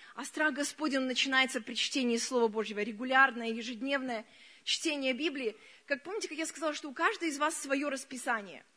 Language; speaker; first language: Russian; early bilingual, other home language; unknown